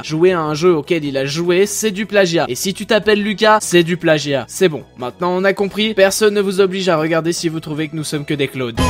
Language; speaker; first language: French; native; French